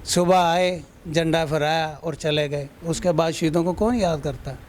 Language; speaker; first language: Hindi; non-native, local second language; Punjabi